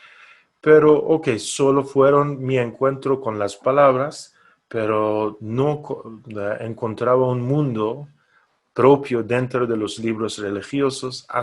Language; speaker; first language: Spanish; non-native, fluent; Persian